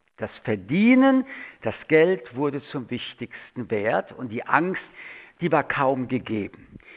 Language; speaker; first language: German; early bilingual, other home language; French